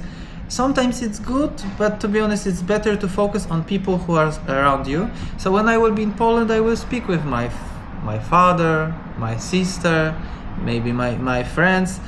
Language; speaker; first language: English; non-native, learner; Polish